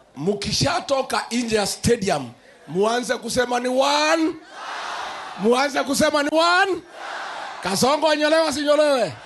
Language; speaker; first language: Swahili; non-native, local second language; Kikuyu